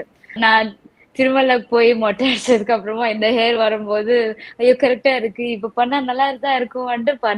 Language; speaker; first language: Tamil; non-native, local second language; Telugu